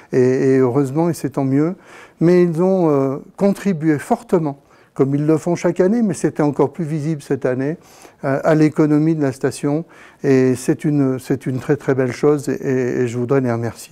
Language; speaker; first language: French; native; French